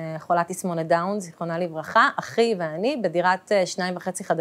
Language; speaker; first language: Hebrew; early bilingual, other home language; Russian